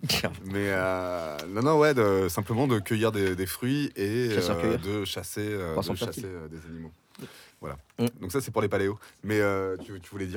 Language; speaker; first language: French; native; French